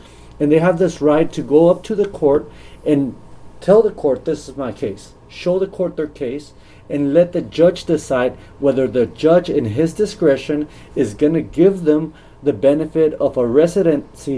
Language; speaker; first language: English; native; English